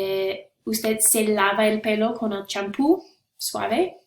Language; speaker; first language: Spanish; non-native, fluent; English